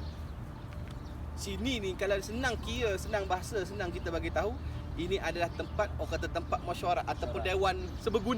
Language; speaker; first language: Malay; native; Malay